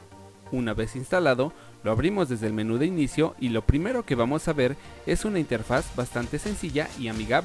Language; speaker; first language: Spanish; native; Spanish